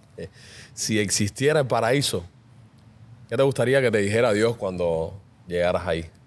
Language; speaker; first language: Spanish; native; Spanish